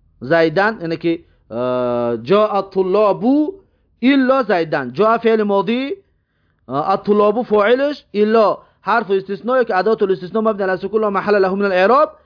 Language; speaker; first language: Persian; native; Persian